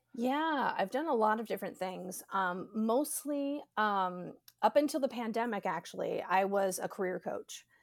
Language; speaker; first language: English; native; English